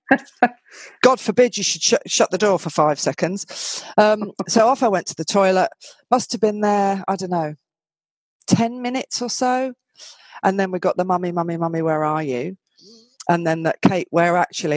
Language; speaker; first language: English; native; English